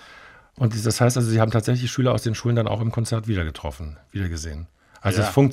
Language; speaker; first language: German; native; German